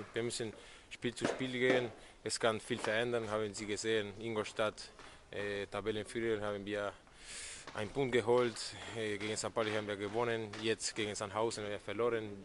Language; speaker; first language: German; non-native, fluent; Spanish